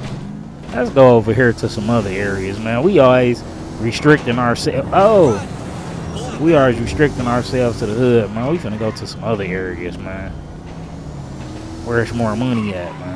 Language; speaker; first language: English; native; English